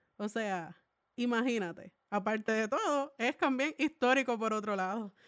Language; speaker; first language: Spanish; native; Spanish